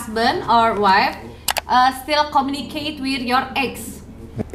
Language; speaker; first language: English; non-native, learner; Indonesian